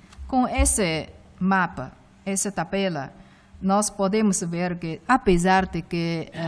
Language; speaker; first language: Portuguese; non-native, fluent; Chinese